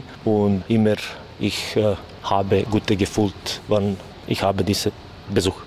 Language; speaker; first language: German; non-native, learner; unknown